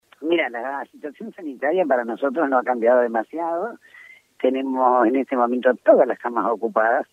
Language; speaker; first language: Spanish; native; Spanish